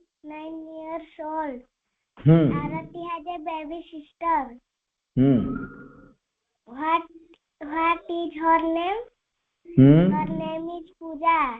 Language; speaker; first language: English; non-native, learner; Odia